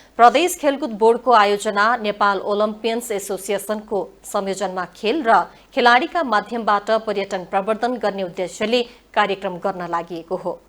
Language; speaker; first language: Nepali; native; Nepali